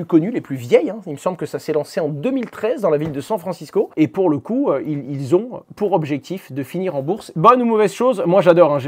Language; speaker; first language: French; native; French